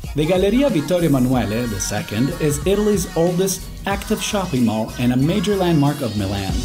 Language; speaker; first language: English; non-native, fluent; Italian